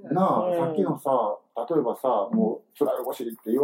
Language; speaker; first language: Japanese; native; Japanese